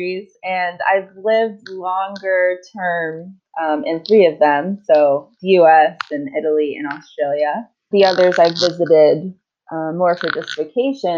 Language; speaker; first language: English; native; English